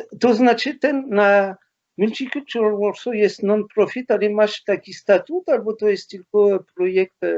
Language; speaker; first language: Polish; non-native, learner; French